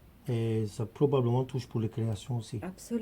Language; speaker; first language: French; non-native, fluent; Armenian